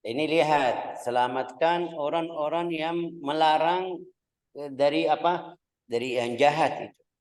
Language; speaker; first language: Indonesian; non-native, fluent; Arabic